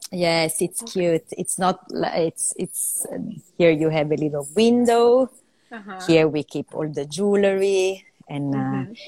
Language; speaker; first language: English; non-native, fluent; Italian